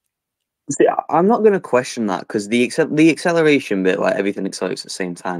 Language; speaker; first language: English; native; English